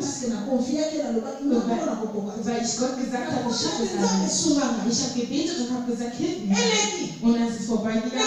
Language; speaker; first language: German; non-native, fluent; Lingala